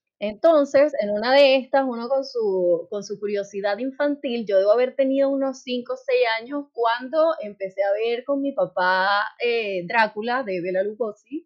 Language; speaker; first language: Spanish; native; Spanish